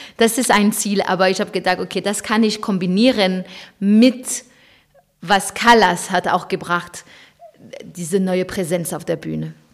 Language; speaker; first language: German; non-native, fluent; French